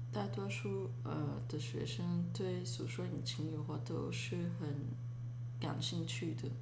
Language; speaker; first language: Chinese; early bilingual, other home language; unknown